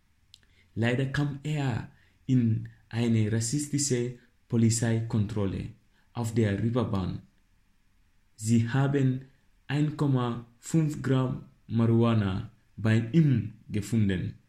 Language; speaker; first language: German; non-native, learner; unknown